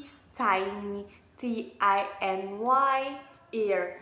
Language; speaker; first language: English; non-native, learner; Indonesian